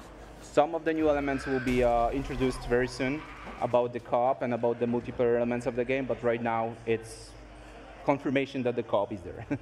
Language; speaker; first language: English; non-native, fluent; Polish